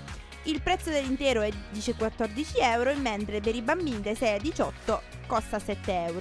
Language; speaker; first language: Italian; native; Italian